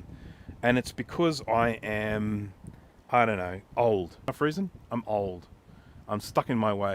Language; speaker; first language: English; native; English